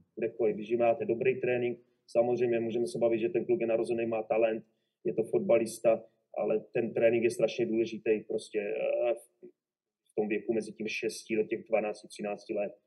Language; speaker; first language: Czech; native; Czech